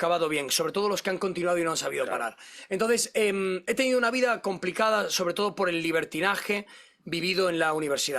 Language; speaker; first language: Spanish; native; Spanish